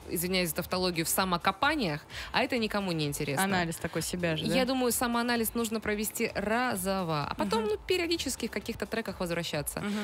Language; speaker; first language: Russian; native; Russian